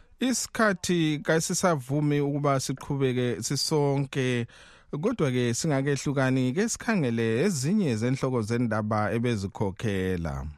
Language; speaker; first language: Zulu; native; Zulu